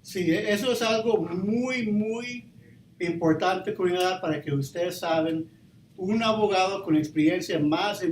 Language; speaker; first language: Spanish; early bilingual, heritage; Spanish